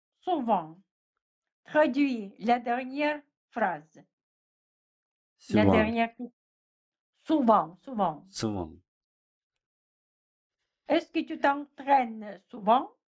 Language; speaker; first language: French; non-native, fluent; Russian